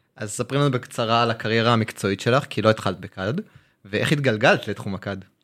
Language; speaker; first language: Hebrew; native; Hebrew